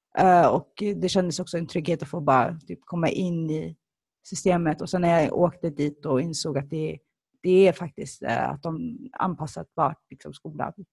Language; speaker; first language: Swedish; early bilingual, other home language; Somali